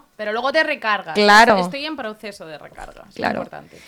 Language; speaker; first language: Spanish; native; Spanish